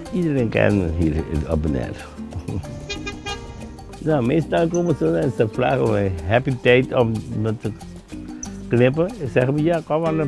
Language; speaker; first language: Dutch; non-native, local second language; Papiamento